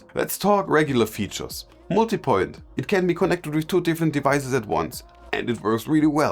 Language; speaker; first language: English; non-native, fluent; German